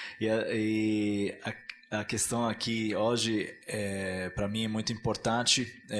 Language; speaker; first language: Portuguese; non-native, fluent; Italian